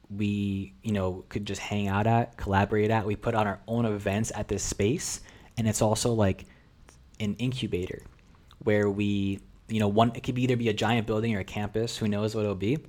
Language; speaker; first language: English; early bilingual, other home language; Russian